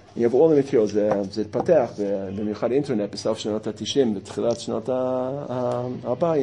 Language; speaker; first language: Hebrew; non-native, fluent; English